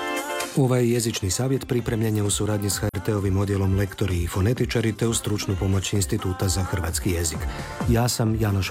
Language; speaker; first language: Serbian; native; Serbian